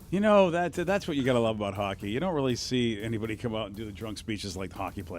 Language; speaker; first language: English; native; English